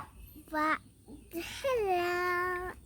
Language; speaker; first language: English; non-native, learner; Khmer